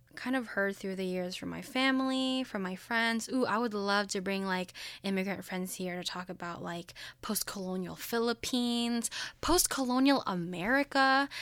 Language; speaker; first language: English; early bilingual, other home language; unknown